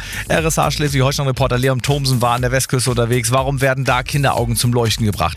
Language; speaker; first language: German; native; German